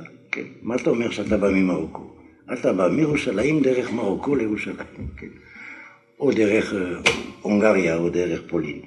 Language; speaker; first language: Hebrew; non-native, fluent; French